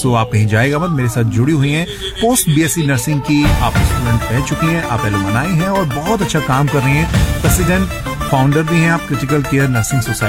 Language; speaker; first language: Hindi; native; Hindi